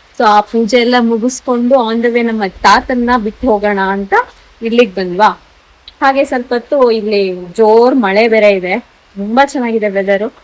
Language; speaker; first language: Kannada; non-native, local second language; Tulu